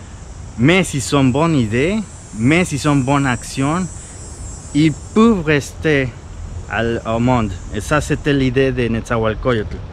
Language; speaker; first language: French; non-native, fluent; Spanish